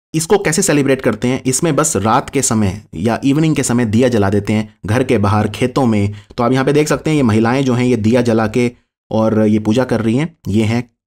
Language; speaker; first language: Hindi; native; Hindi